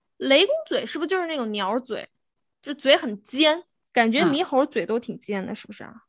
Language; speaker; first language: Chinese; native; Chinese